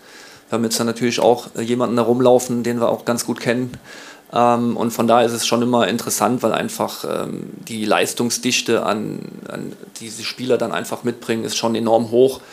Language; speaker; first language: German; native; German